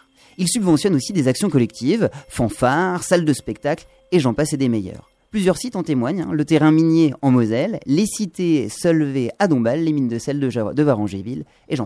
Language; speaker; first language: French; native; French